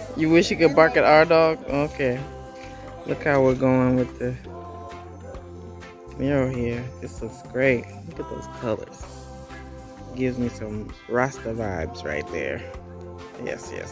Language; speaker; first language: English; native; English